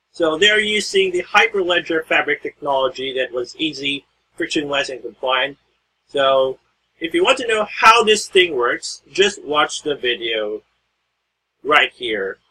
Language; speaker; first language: English; non-native, local second language; Filipino